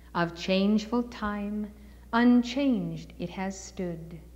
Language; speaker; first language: English; native; English